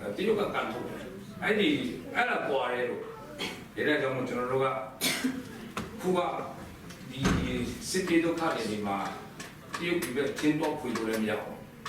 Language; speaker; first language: Burmese; non-native, local second language; Kachin